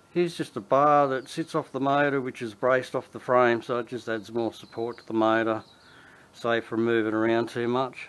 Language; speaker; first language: English; native; English